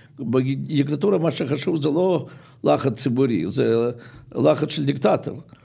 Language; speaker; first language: Hebrew; non-native, fluent; Russian